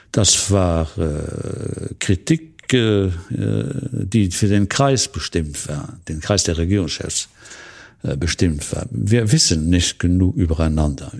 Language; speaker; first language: German; non-native, local second language; Luxembourgish